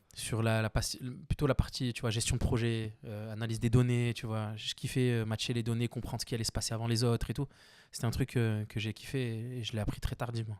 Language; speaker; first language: French; early bilingual, other home language; Arabic